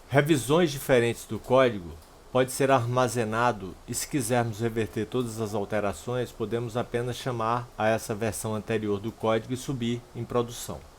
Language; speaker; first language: Portuguese; native; Portuguese